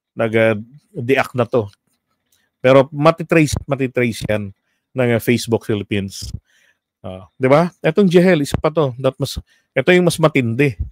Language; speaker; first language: Filipino; native; Filipino